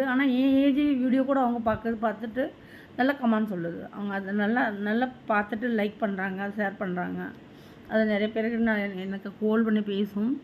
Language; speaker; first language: Tamil; non-native, learner; Malayalam